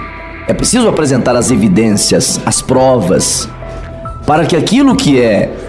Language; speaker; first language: Portuguese; native; Portuguese